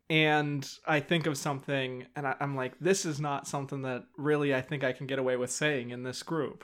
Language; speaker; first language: English; native; English